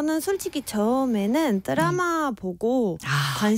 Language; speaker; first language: Korean; non-native, fluent; Spanish